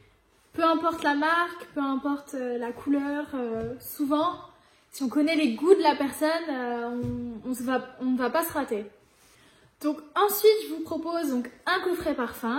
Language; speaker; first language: French; native; French